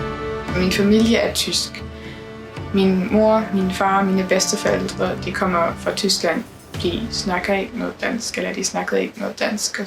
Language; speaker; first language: Danish; non-native, local second language; German